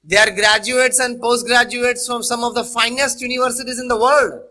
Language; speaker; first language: English; non-native, local second language; Gujarati